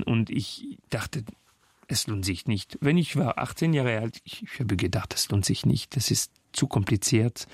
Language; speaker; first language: German; non-native, fluent; French